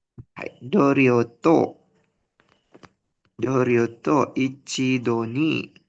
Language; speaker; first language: Japanese; non-native, learner; Indonesian